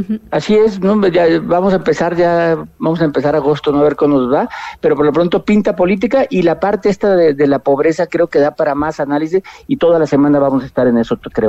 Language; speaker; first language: Spanish; native; Spanish